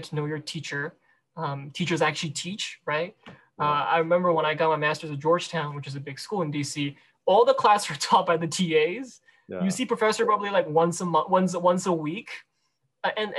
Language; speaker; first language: English; non-native, local second language; Cantonese